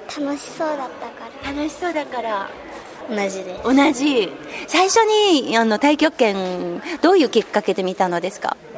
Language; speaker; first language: Japanese; non-native, fluent; Chinese